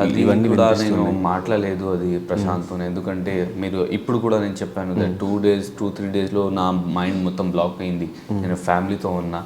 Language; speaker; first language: Telugu; non-native, local second language; Urdu